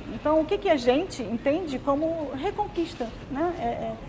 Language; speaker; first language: Portuguese; non-native, fluent; Arabic